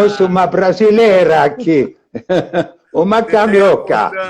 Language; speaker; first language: Portuguese; non-native, fluent; French